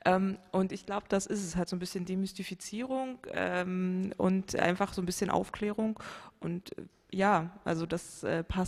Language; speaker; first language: German; native; German